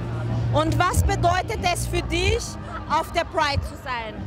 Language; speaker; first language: German; native; German